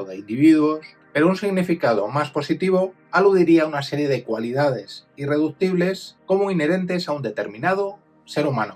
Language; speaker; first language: Spanish; native; Spanish